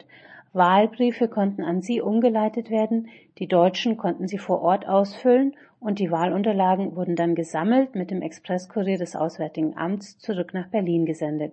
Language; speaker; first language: German; native; German